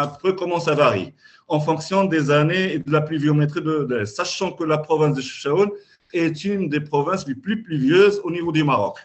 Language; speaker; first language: French; non-native, local second language; Arabic